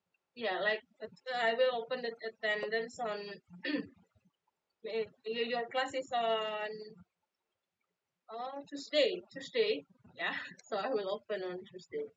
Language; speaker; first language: English; non-native, fluent; Indonesian